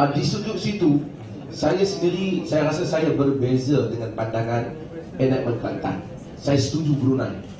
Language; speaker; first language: Malay; native; Malay